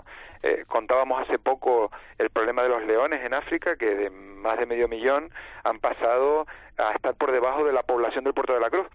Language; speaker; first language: Spanish; native; Spanish